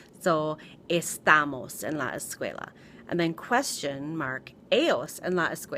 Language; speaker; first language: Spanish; non-native, fluent; English